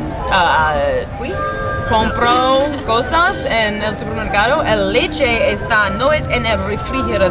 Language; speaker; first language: Spanish; non-native, learner; English